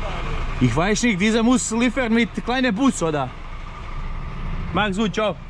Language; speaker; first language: German; non-native, learner; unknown